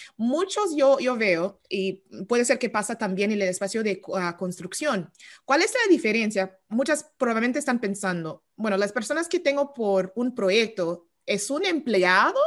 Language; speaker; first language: Spanish; early bilingual, heritage; Spanish